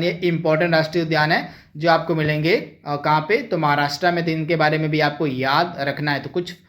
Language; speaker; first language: Hindi; native; Hindi